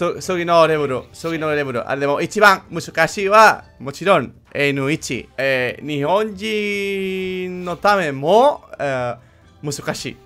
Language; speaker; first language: Japanese; non-native, learner; Spanish